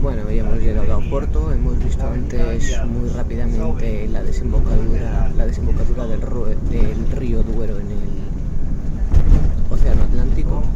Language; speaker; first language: Spanish; native; Spanish